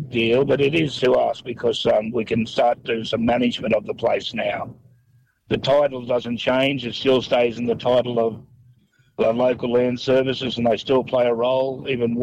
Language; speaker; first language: English; native; English